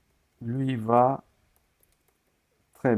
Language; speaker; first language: French; non-native, fluent; Sinhala